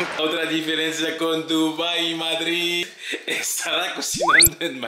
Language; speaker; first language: Spanish; non-native, fluent; French